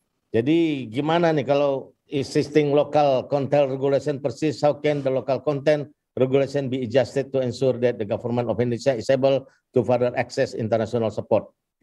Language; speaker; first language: English; non-native, fluent; Indonesian